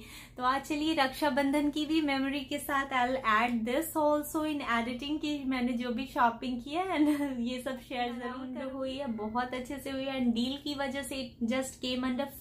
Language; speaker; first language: Hindi; native; Hindi